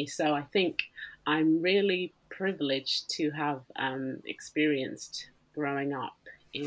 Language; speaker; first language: English; native; English